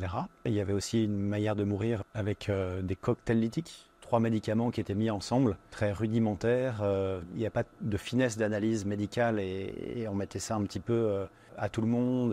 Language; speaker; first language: French; native; French